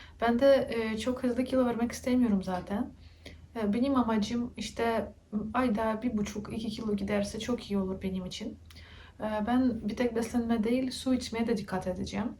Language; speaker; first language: Turkish; non-native, learner; Russian